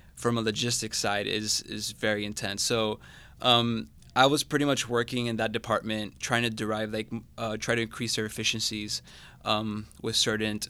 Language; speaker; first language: English; non-native, fluent; Spanish